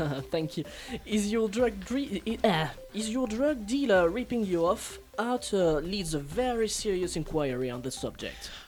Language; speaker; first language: English; non-native, fluent; French